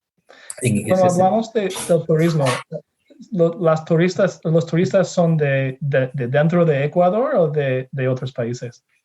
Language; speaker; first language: Spanish; non-native, fluent; English